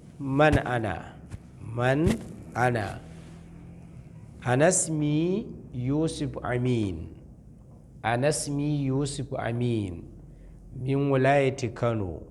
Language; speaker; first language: Arabic; non-native, fluent; Hausa